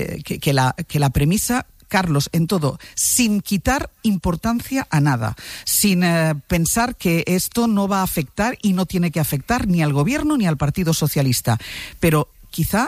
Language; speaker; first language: Spanish; native; Spanish